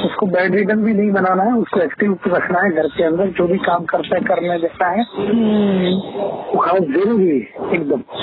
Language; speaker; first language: Hindi; non-native, local second language; Gujarati